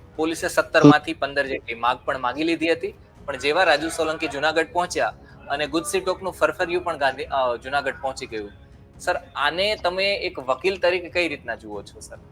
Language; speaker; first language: Gujarati; native; Gujarati